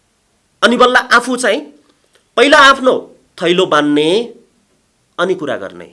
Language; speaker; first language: Nepali; native; Nepali